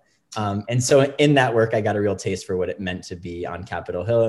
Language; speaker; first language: English; native; English